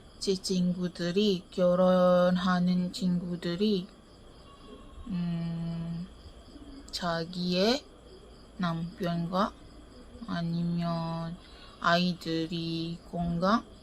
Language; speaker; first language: Korean; non-native, learner; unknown